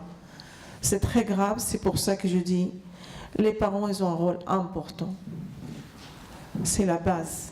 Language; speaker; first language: French; non-native, fluent; Arabic